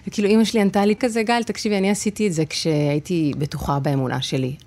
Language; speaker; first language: Hebrew; native; Hebrew